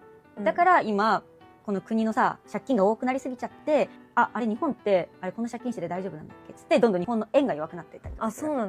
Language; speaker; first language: Japanese; native; Japanese